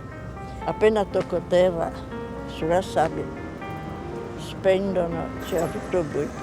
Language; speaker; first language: Italian; non-native, fluent; French